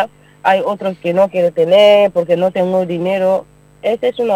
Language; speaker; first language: Spanish; non-native, learner; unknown